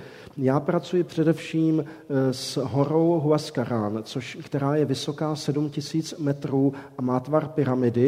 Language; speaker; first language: Czech; native; Czech